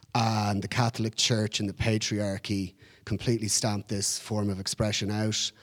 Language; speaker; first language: English; native; English